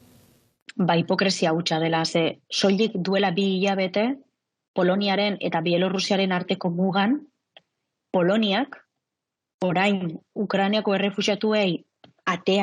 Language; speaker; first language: Basque; native; Basque